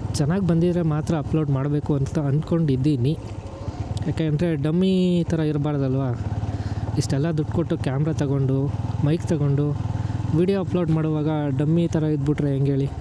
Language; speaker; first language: Kannada; native; Kannada